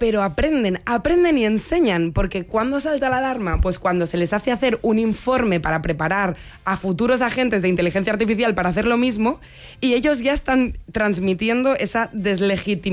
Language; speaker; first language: Spanish; native; Spanish